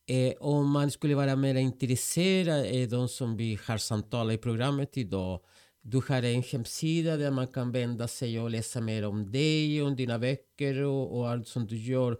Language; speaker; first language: Swedish; non-native, fluent; Spanish